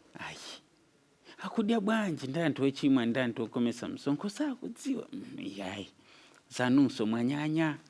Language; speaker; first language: Nyanja; non-native, fluent; Nyankole